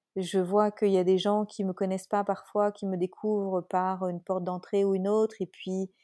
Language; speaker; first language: French; native; French